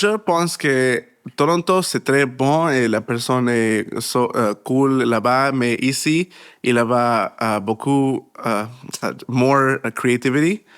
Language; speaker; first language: French; non-native, learner; Spanish